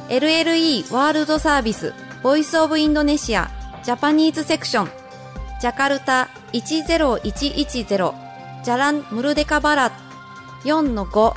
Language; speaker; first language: Japanese; non-native, fluent; Indonesian